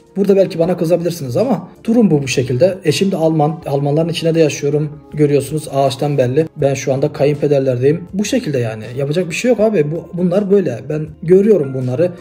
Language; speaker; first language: Turkish; native; Turkish